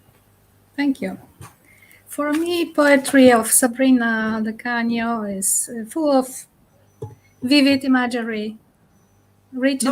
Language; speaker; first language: English; non-native, fluent; Polish